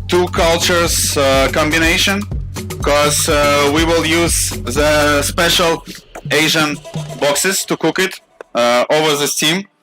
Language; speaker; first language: English; non-native, learner; Russian